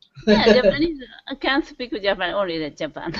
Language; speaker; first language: English; non-native, learner; Japanese